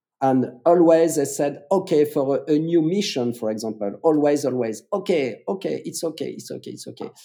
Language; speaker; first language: English; non-native, fluent; French